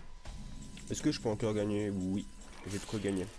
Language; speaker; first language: French; native; French